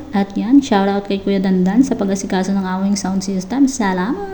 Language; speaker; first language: Filipino; non-native, local second language; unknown